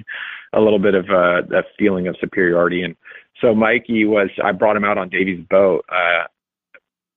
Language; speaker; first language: English; native; English